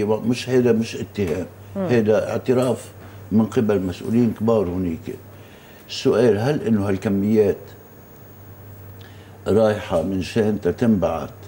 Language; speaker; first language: Arabic; native; Arabic